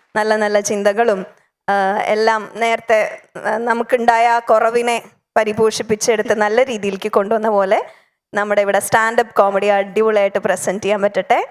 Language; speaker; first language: Malayalam; native; Malayalam